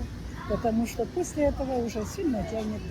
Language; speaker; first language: Russian; native; Russian